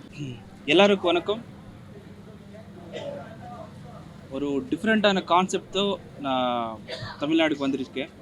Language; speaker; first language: Tamil; non-native, learner; Telugu